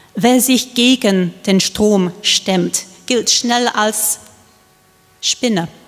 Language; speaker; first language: German; non-native, fluent; English